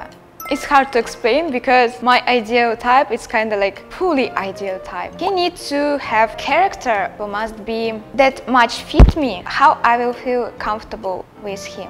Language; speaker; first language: English; non-native, fluent; Russian